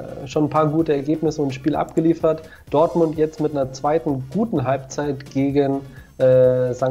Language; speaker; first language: German; native; German